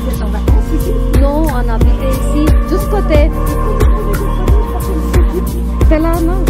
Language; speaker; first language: French; non-native, learner; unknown